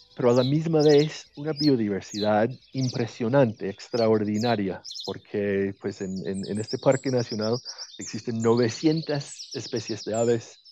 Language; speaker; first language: Spanish; non-native, fluent; English